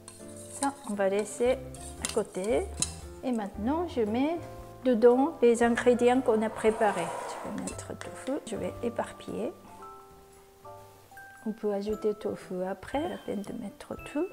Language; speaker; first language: French; non-native, fluent; Japanese